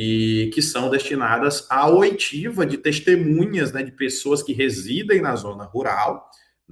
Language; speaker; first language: Portuguese; native; Portuguese